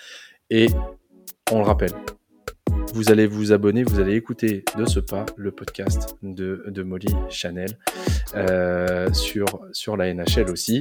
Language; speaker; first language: French; native; French